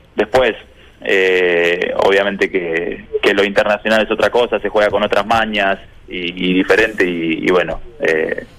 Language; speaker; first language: Spanish; native; Spanish